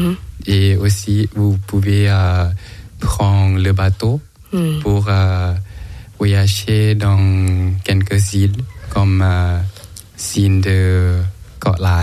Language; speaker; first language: French; non-native, learner; Thai